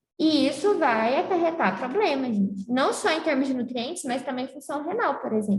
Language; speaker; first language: Portuguese; native; Portuguese